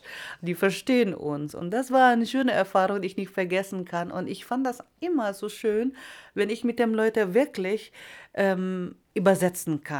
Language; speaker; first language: German; non-native, fluent; Iloko